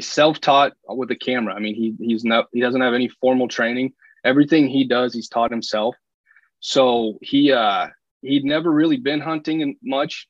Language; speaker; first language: English; native; English